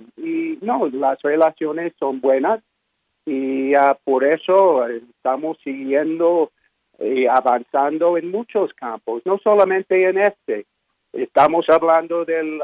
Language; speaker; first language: Spanish; non-native, fluent; English